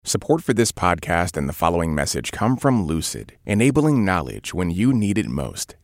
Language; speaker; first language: English; native; English